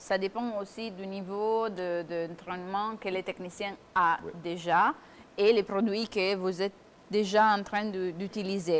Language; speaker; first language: French; non-native, fluent; Italian